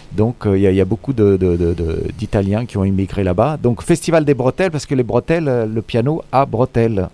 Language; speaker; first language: French; native; French